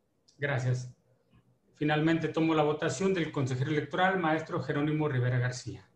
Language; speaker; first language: Spanish; native; Spanish